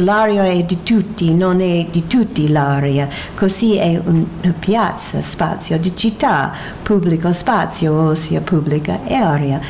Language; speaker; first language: Italian; non-native, fluent; English